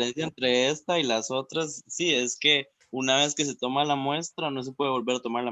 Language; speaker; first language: Spanish; native; Spanish